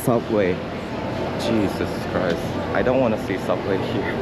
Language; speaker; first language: English; non-native, fluent; Japanese